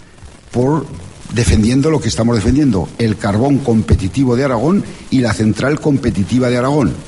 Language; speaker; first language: Spanish; native; Spanish